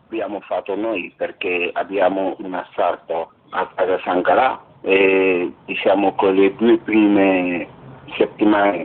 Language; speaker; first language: Italian; non-native, fluent; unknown